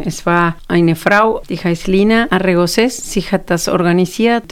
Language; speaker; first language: German; non-native, fluent; Spanish